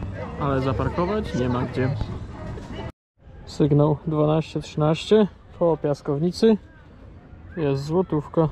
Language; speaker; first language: Polish; native; Polish